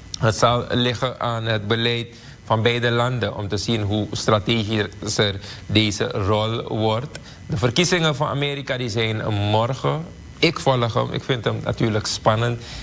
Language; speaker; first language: Dutch; native; Dutch